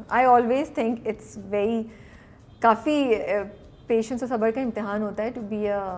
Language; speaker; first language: Urdu; native; Urdu